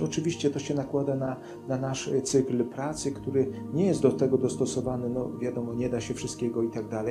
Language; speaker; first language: Polish; native; Polish